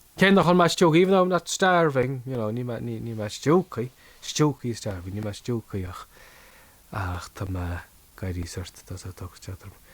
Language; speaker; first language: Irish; native; Irish